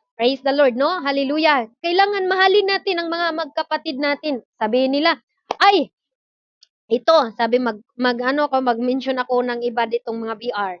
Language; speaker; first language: Filipino; non-native, local second language; Cebuano